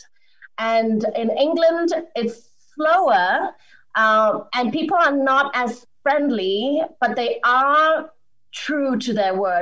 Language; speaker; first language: English; native; English